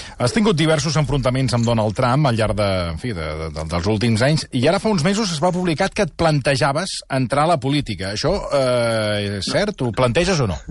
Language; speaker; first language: Catalan; native; Catalan